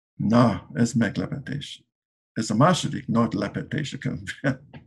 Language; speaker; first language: Hungarian; non-native, learner; English